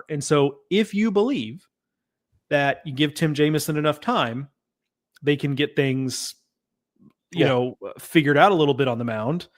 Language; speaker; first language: English; native; English